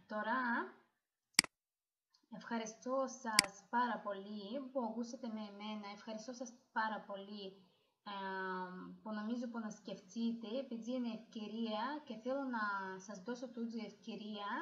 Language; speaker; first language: Greek; non-native, learner; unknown